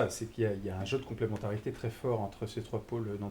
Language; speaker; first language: French; native; French